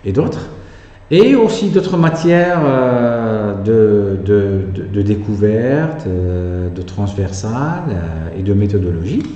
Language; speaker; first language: French; non-native, local second language; Arabic